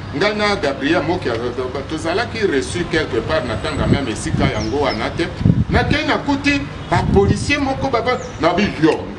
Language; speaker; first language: Lingala; native; Lingala